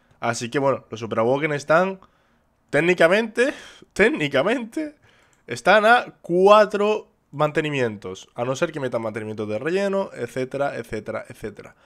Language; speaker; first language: Spanish; native; Spanish